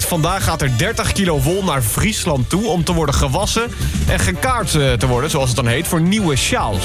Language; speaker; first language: Dutch; native; Dutch